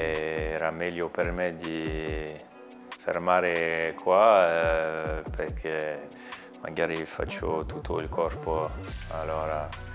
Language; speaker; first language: Italian; non-native, learner; French